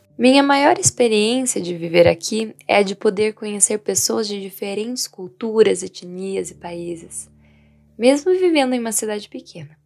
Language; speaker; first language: Portuguese; non-native, fluent; Vietnamese